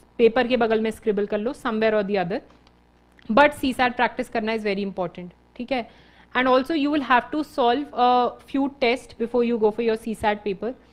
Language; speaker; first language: Hindi; native; Hindi